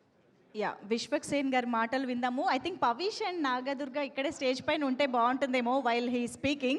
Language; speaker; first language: Telugu; native; Telugu